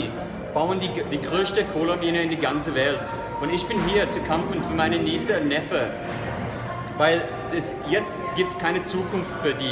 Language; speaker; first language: German; non-native, learner; English